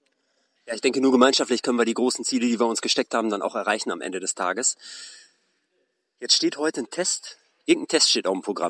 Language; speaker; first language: German; native; German